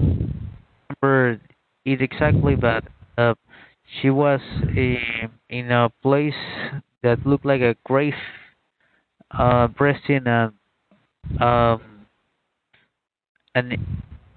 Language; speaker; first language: English; non-native, fluent; Spanish